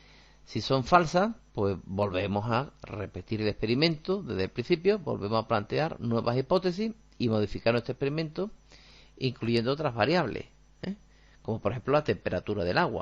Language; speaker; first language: Spanish; native; Spanish